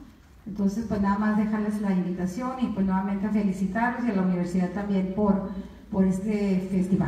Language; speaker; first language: Spanish; native; Spanish